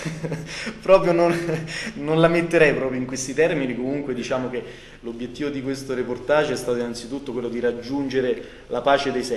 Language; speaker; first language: Italian; native; Italian